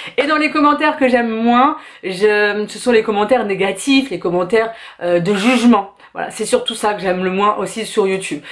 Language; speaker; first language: French; native; French